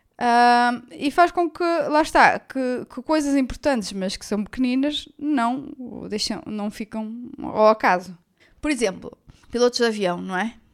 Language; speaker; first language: Portuguese; native; Portuguese